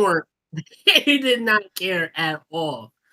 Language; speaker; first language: English; native; English